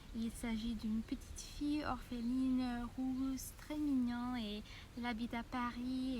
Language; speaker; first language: French; non-native, fluent; English